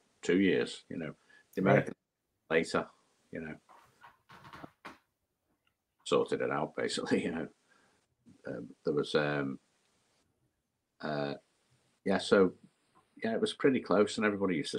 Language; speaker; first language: English; native; English